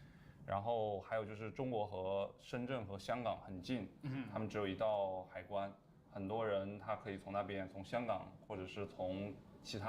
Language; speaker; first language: Chinese; native; Chinese